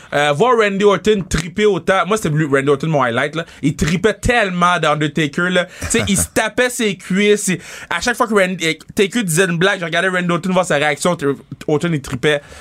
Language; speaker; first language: French; native; French